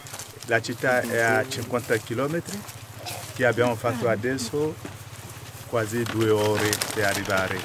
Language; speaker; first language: Italian; non-native, fluent; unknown